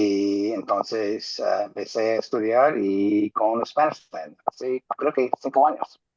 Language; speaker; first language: Spanish; non-native, fluent; English